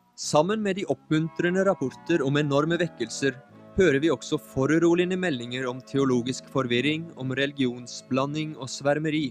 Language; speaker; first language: Norwegian; native; Norwegian